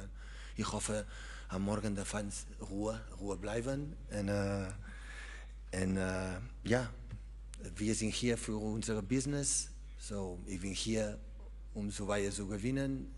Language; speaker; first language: German; non-native, learner; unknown